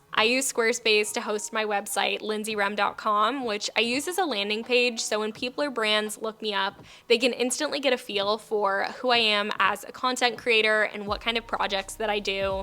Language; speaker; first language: English; native; English